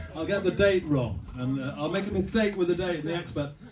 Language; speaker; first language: English; native; English